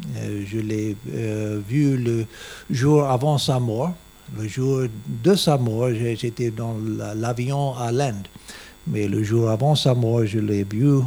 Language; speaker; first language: French; non-native, learner; English